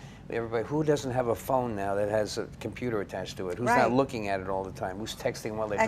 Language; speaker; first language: English; native; English